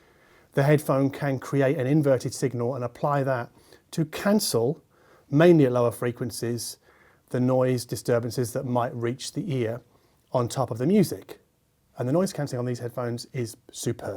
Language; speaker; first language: English; native; English